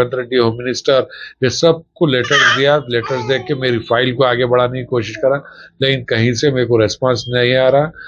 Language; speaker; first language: Hindi; non-native, local second language; Urdu